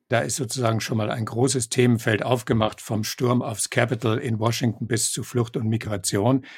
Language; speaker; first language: German; native; German